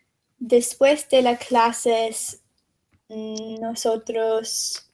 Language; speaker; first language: Spanish; non-native, learner; English